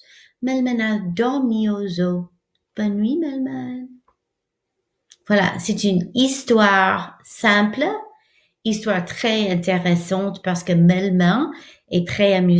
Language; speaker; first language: French; non-native, fluent; English